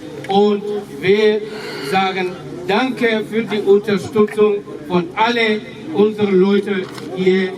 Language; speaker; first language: German; non-native, fluent; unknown